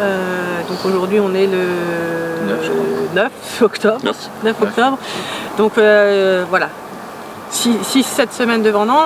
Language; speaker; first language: French; native; French